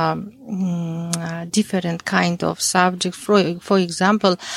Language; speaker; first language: English; non-native, learner; Mingrelian